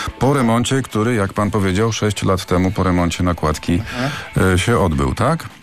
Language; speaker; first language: Polish; native; Polish